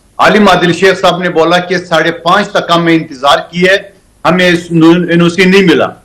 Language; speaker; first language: Urdu; non-native, local second language; Pashto